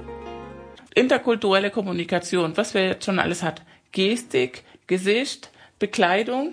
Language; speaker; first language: German; non-native, fluent; Spanish